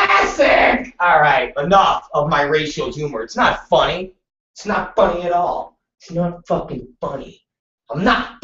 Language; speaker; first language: English; native; English